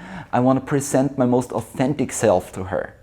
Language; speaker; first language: English; non-native, fluent; German